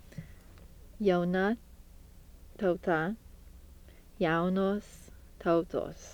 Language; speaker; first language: Lithuanian; early bilingual, heritage; Lithuanian